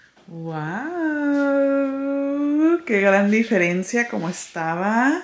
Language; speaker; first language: Spanish; early bilingual, other home language; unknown